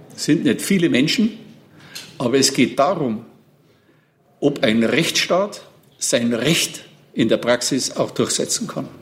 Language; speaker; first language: German; native; German